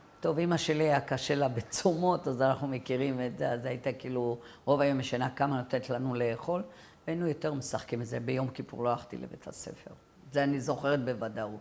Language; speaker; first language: Hebrew; early bilingual, other home language; French